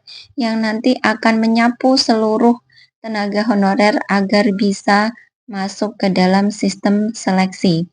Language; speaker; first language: Indonesian; native; Indonesian